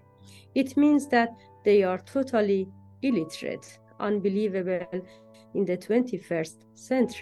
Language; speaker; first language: English; non-native, fluent; Persian